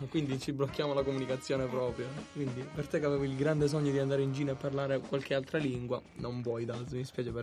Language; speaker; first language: Italian; native; Italian